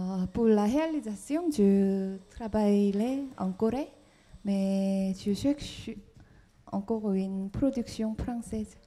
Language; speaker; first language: French; non-native, fluent; Korean